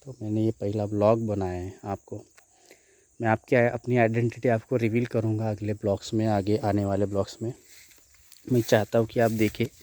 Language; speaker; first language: Hindi; non-native, local second language; Marathi